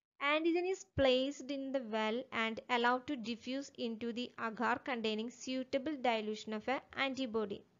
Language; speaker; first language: English; non-native, local second language; Malayalam